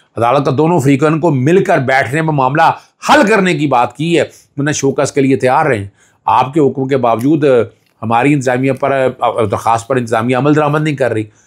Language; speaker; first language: Urdu; non-native, local second language; Punjabi